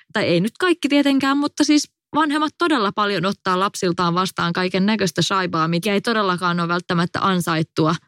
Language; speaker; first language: Finnish; native; Finnish